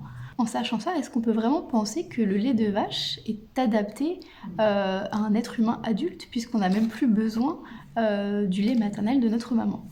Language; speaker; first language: French; native; French